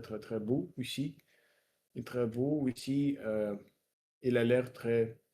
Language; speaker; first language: French; non-native, fluent; Russian